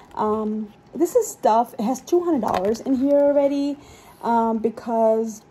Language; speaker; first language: English; non-native, local second language; Urdu